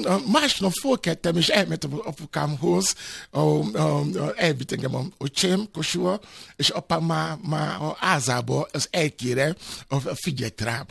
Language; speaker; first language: Hungarian; non-native, fluent; Yoruba